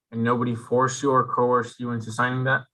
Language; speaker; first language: English; native; English